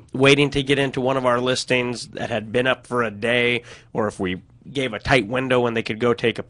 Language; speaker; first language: English; native; English